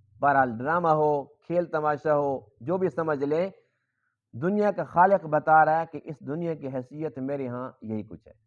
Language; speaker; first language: Urdu; non-native, local second language; Saraiki